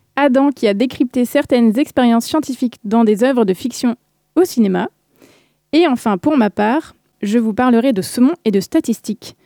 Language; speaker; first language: French; native; French